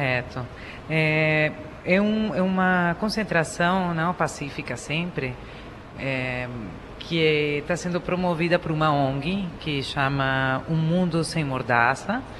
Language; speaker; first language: Portuguese; non-native, fluent; Spanish